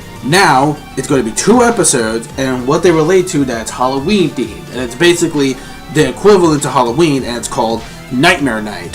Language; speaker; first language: English; native; English